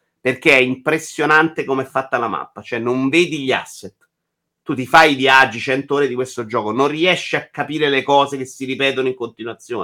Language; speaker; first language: Italian; native; Italian